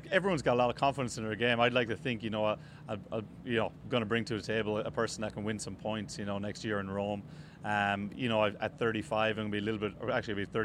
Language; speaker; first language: English; native; English